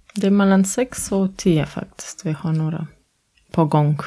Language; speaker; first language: Swedish; non-native, fluent; Latvian